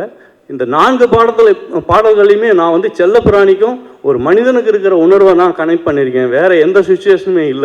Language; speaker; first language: Tamil; native; Tamil